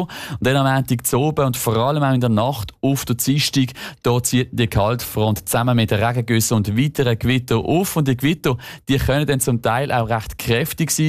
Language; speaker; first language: German; native; German